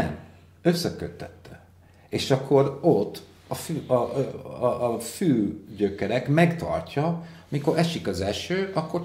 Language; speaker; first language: Hungarian; non-native, fluent; English